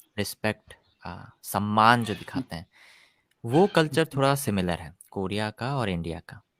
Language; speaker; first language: Hindi; early bilingual, other home language; Korean